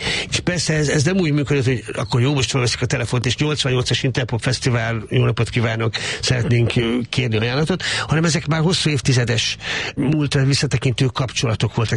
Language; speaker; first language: Hungarian; native; Hungarian